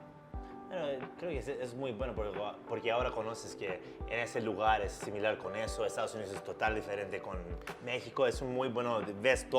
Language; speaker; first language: Spanish; non-native, learner; English